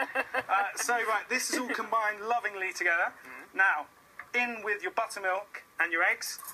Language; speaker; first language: English; native; English